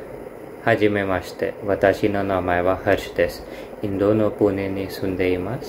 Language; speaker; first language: Japanese; non-native, learner; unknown